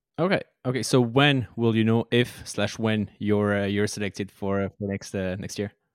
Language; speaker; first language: English; non-native, fluent; French